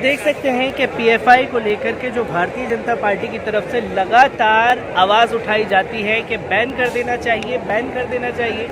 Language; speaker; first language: Hindi; native; Hindi